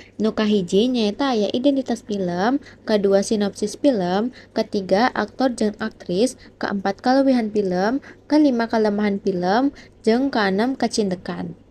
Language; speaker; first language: Sundanese; non-native, local second language; Indonesian